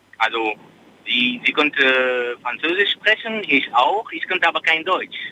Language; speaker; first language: German; non-native, fluent; Arabic